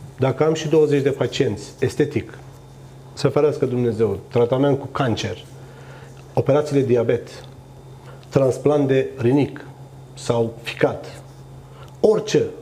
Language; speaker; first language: Romanian; non-native, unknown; Turkish